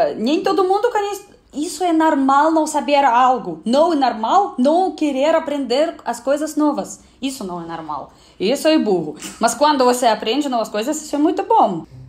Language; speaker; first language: Portuguese; non-native, fluent; Russian